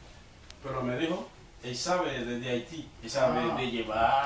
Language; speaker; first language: Spanish; non-native, learner; Haitian Creole